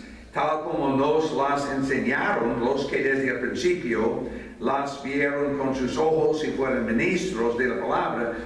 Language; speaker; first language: Spanish; non-native, fluent; English